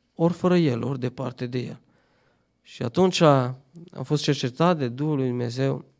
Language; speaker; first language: Romanian; non-native, fluent; Albanian